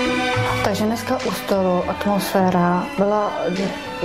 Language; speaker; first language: Czech; non-native, learner; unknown